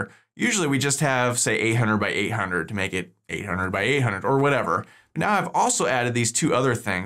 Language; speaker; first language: English; native; English